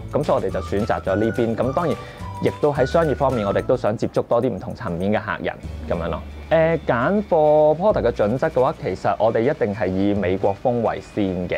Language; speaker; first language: Cantonese; native; Cantonese